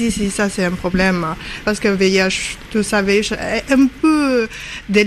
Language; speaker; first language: French; non-native, fluent; Chinese